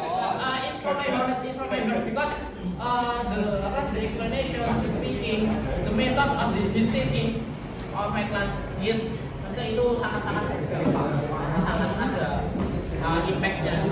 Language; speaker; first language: English; non-native, learner; Indonesian